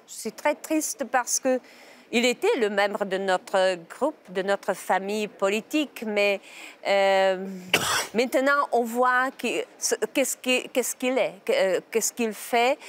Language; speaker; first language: French; non-native, learner; Czech